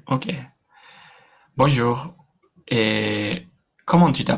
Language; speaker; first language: French; non-native, learner; Basque